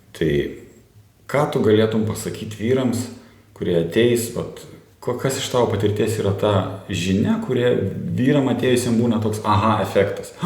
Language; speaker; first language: Lithuanian; native; Lithuanian